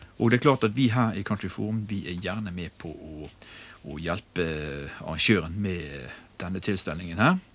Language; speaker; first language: Norwegian; native; Norwegian